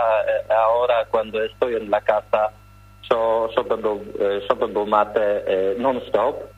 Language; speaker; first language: Spanish; non-native, learner; Polish